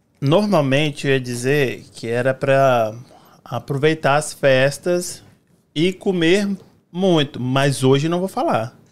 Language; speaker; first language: Portuguese; native; Portuguese